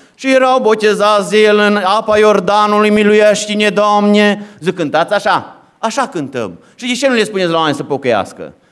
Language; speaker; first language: Romanian; native; Romanian